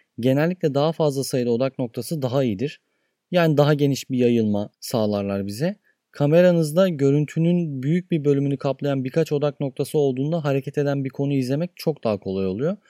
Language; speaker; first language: Turkish; native; Turkish